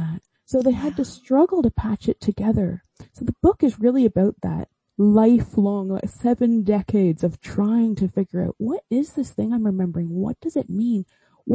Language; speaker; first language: English; native; English